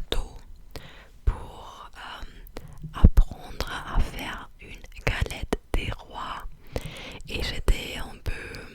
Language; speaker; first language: French; non-native, fluent; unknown